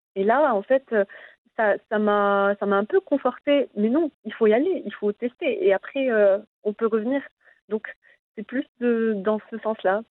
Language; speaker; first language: French; non-native, local second language; Arabic